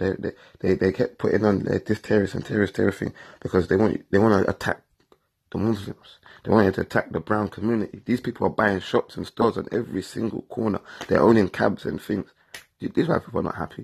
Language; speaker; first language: English; native; English